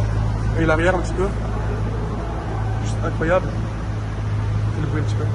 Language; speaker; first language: French; native; French